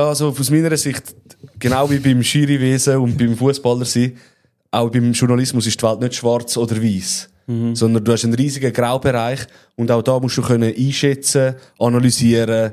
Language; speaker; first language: German; native; German